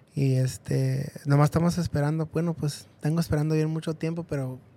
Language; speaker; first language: Spanish; early bilingual, heritage; Spanish